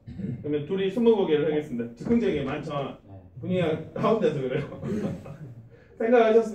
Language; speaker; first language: Korean; native; Korean